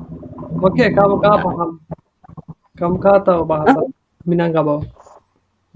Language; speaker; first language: Indonesian; non-native, learner; Turkish